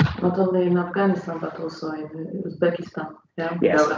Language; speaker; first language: English; non-native, learner; Polish